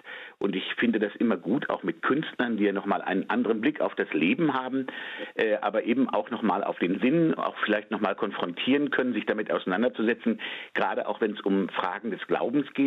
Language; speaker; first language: German; native; German